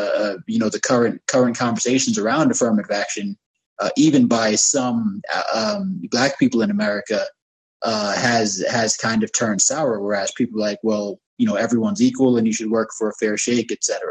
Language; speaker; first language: English; native; English